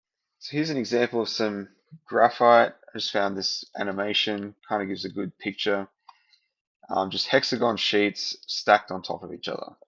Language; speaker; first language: English; native; English